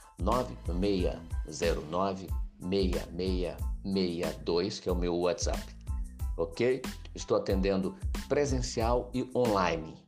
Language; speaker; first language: Portuguese; native; Portuguese